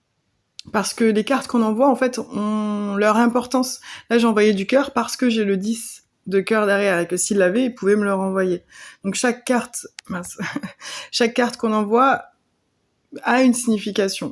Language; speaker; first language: French; native; French